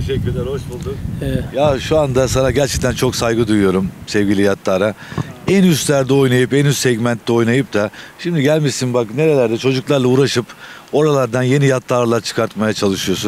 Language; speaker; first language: Turkish; native; Turkish